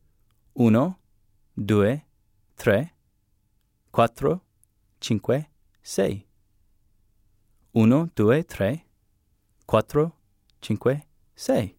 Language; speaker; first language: Italian; early bilingual, heritage; English